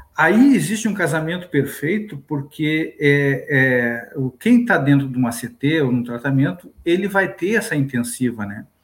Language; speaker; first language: Portuguese; native; Portuguese